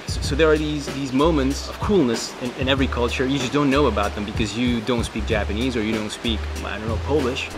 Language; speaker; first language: English; early bilingual, other home language; Slovak